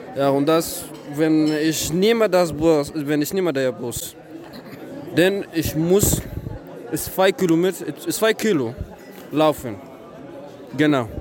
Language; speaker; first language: German; non-native, learner; Arabic